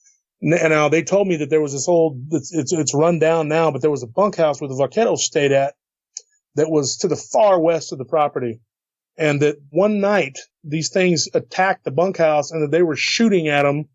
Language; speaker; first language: English; native; English